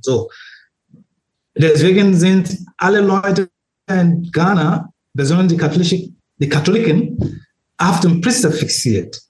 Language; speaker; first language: German; non-native, learner; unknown